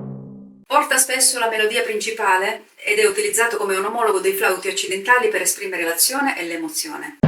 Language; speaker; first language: Italian; native; Italian